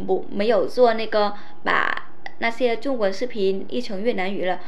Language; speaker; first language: Chinese; non-native, fluent; Vietnamese